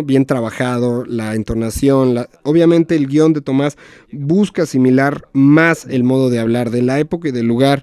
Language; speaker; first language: Spanish; native; Spanish